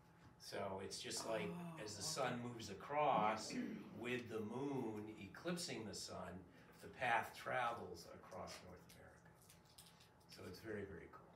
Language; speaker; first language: English; native; English